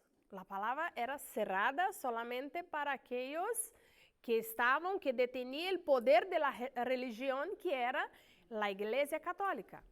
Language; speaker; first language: Spanish; non-native, learner; Portuguese